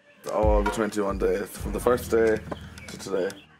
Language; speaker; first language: English; native; English